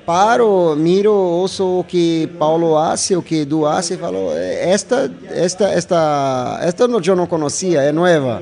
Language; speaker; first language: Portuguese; non-native, learner; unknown